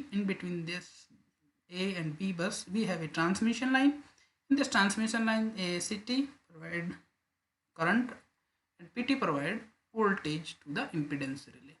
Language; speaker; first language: English; non-native, local second language; Hindi